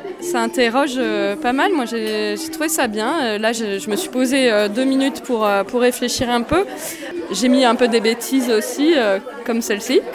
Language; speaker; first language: French; native; French